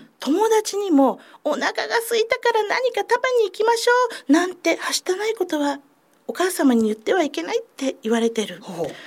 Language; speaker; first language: Japanese; native; Japanese